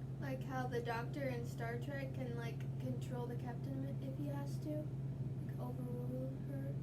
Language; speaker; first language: English; native; English